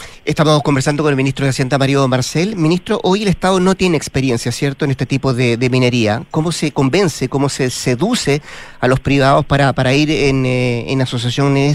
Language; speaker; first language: Spanish; native; Spanish